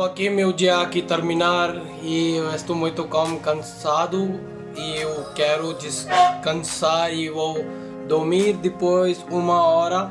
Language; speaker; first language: Portuguese; non-native, learner; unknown